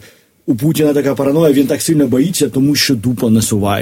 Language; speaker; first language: Ukrainian; native; Ukrainian